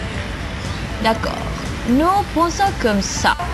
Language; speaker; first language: French; non-native, learner; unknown